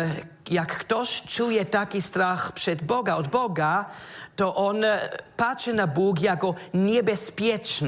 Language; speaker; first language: Polish; non-native, learner; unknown